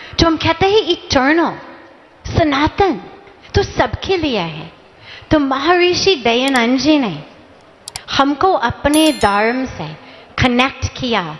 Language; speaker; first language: Hindi; non-native, fluent; English